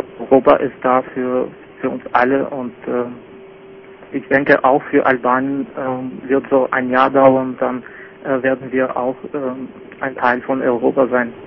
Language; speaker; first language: German; non-native, fluent; Albanian